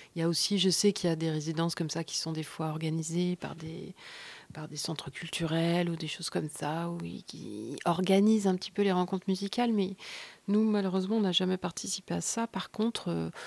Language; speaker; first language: French; native; French